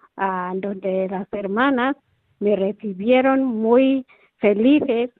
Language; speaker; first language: Spanish; non-native, learner; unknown